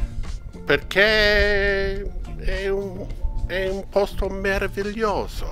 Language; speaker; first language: Italian; non-native, learner; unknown